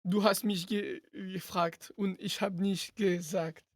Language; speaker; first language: German; non-native, learner; French